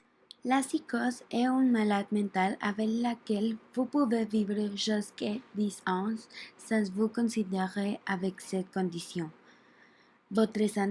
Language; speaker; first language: French; non-native, learner; Spanish